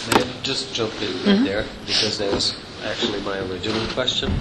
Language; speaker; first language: English; non-native, fluent; Slovak